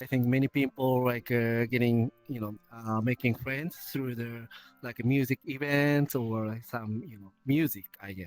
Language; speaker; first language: English; non-native, learner; Japanese